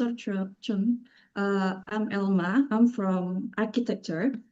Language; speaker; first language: English; non-native, fluent; Indonesian